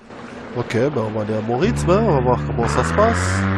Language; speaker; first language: French; native; French